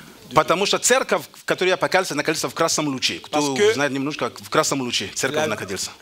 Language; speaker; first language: Russian; native; Russian